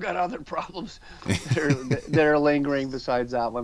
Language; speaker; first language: English; native; English